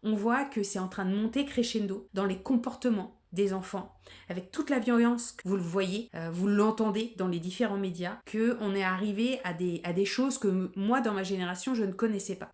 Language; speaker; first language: French; native; French